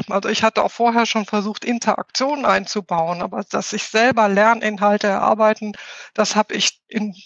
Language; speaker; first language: German; native; German